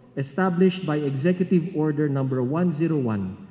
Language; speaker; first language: English; non-native, local second language; Filipino